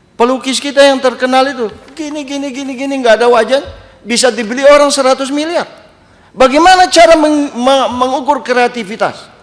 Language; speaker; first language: Indonesian; native; Indonesian